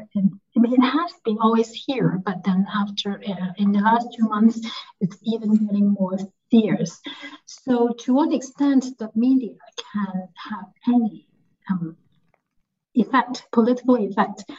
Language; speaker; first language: English; non-native, local second language; Cantonese